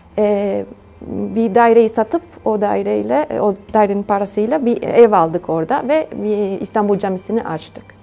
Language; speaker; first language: Turkish; non-native, fluent; Spanish